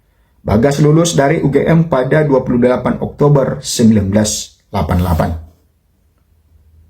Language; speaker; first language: Indonesian; native; Indonesian